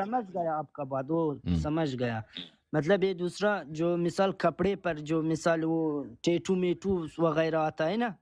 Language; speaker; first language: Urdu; non-native, learner; Persian